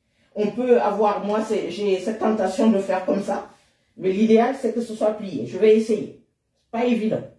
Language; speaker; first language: French; native; French